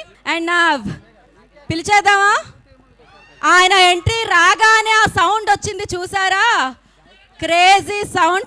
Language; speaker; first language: Telugu; native; Telugu